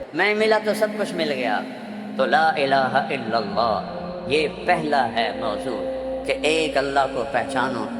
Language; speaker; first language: Urdu; non-native, local second language; Punjabi